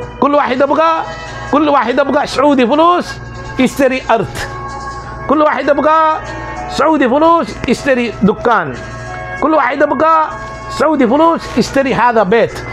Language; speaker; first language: Arabic; non-native, learner; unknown